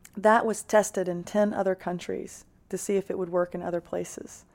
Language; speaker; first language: English; native; English